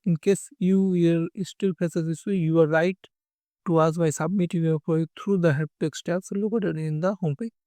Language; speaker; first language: English; non-native, local second language; Bangla